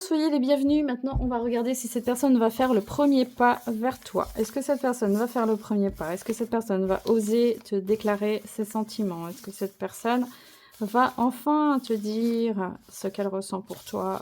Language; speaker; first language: French; native; French